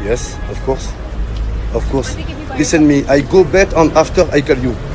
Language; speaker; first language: English; non-native, learner; French